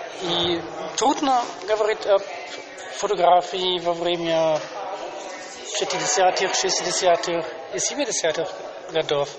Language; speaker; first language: Russian; non-native, learner; German